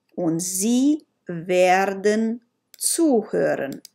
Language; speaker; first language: German; non-native, learner; Romanian